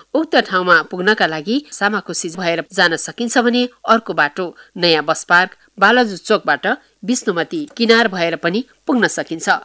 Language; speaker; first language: Nepali; native; Nepali